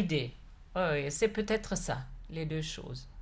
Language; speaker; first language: French; non-native, fluent; German